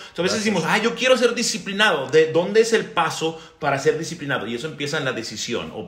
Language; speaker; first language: Spanish; native; Spanish